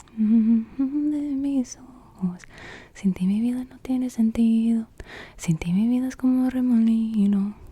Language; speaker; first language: Spanish; early bilingual, heritage; Spanish